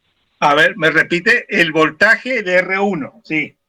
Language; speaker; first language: Spanish; native; Spanish